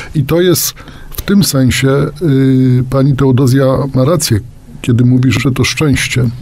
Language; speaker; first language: Polish; native; Polish